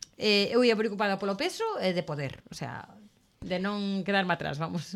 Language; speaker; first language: Galician; non-native, local second language; Spanish